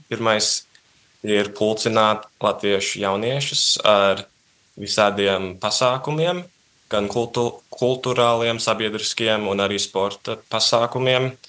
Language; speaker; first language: Latvian; early bilingual, heritage; Latvian